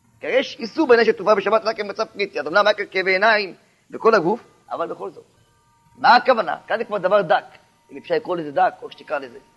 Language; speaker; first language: Hebrew; native; Hebrew